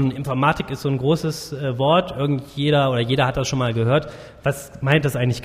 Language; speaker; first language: German; native; German